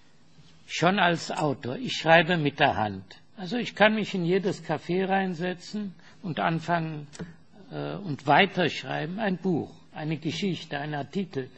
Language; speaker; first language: German; non-native, fluent; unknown